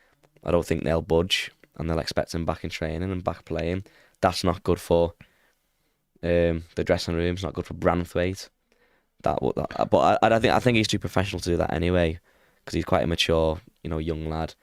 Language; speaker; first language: English; native; English